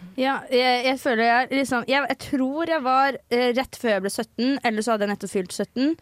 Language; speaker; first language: Norwegian; native; Norwegian